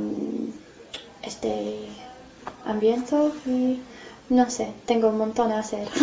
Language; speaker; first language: Spanish; non-native, fluent; English